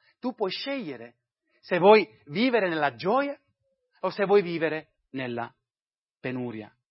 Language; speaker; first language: Italian; non-native, fluent; English